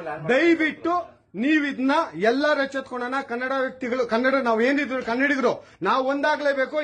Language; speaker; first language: Kannada; native; Kannada